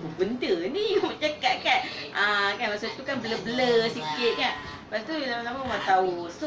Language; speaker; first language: Malay; native; Malay